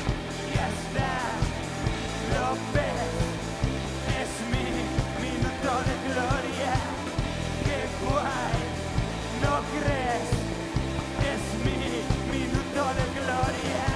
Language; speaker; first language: Spanish; native; Spanish